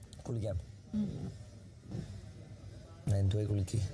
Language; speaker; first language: Malayalam; native; Malayalam